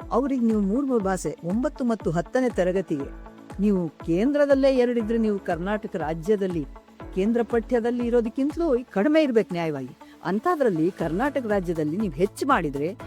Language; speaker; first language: Kannada; non-native, local second language; Lambadi